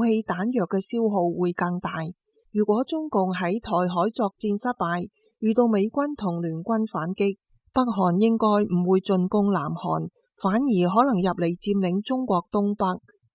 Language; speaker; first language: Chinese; non-native, local second language; Cantonese